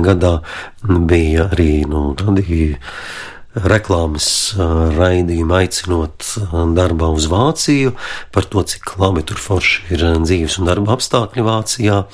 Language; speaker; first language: Latvian; non-native, local second language; Russian